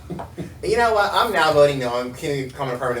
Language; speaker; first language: English; native; English